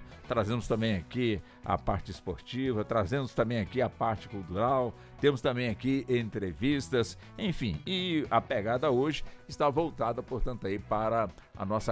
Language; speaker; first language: Portuguese; native; Portuguese